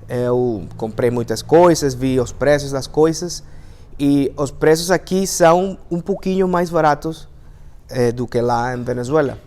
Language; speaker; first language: Portuguese; non-native, fluent; Spanish